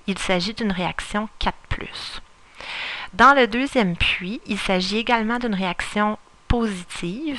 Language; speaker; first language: French; native; French